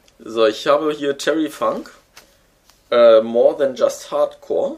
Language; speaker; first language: German; native; German